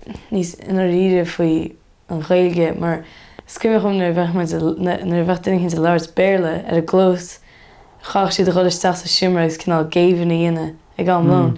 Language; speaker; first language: Irish; native; Irish